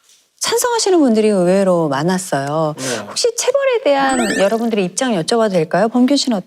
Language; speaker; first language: Korean; native; Korean